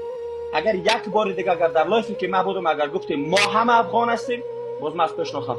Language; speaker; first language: Persian; native; Persian